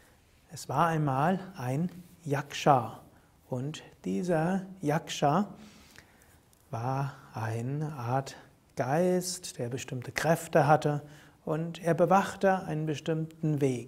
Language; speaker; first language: German; native; German